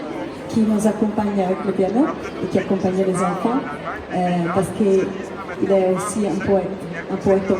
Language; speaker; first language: French; non-native, fluent; Italian